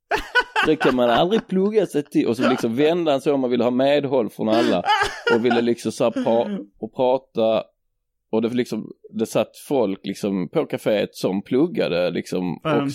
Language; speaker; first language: Swedish; native; Swedish